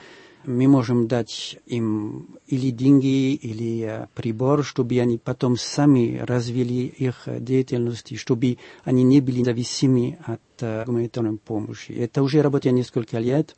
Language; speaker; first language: Russian; non-native, fluent; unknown